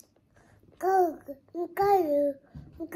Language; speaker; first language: Japanese; native; Japanese